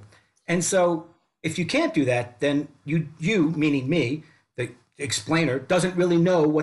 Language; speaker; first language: English; native; English